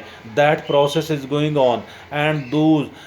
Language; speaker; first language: English; non-native, local second language; Urdu